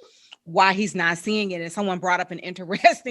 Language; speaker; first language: English; native; English